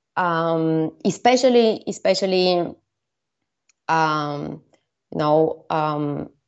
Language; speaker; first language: English; non-native, fluent; Bulgarian